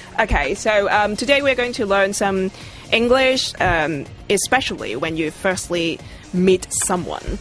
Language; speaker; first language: English; non-native, local second language; Cantonese